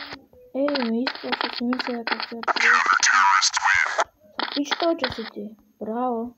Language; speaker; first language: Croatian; non-native, learner; Macedonian